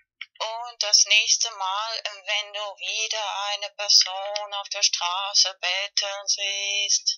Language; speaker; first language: German; non-native, fluent; Spanish